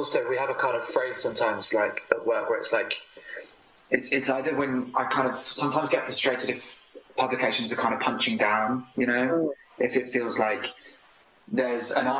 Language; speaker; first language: English; native; English